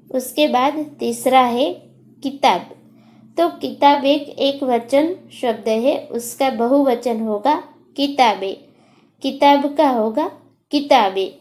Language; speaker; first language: Hindi; non-native, local second language; Gujarati